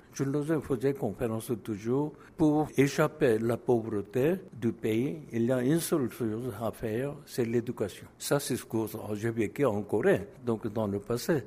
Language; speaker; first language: French; non-native, fluent; Korean